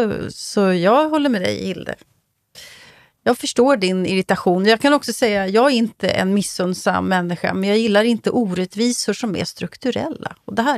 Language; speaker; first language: Swedish; native; Swedish